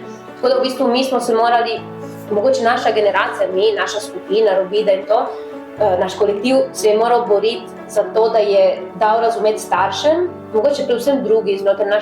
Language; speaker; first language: Slovenian; early bilingual, heritage; Slovenian